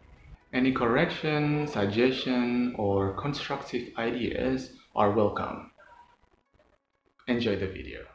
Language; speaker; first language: English; non-native, local second language; Indonesian